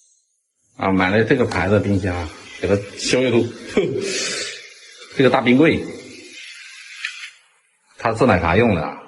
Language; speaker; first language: Chinese; native; Chinese